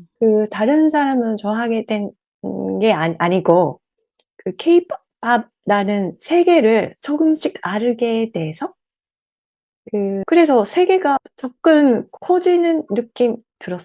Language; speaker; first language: Korean; non-native, learner; Japanese